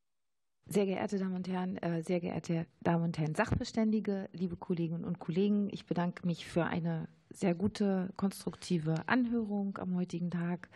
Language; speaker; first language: German; native; German